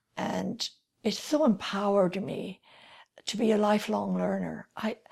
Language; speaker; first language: English; native; English